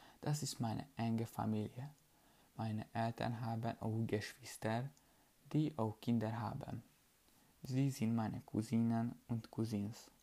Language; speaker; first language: German; non-native, learner; Hungarian